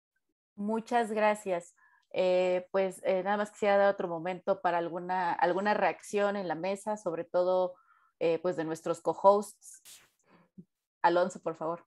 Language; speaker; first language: Spanish; native; Spanish